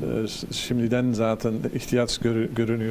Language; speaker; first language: Turkish; non-native, learner; Dutch